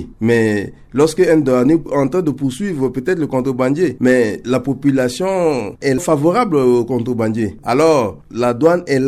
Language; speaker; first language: French; non-native, local second language; Sango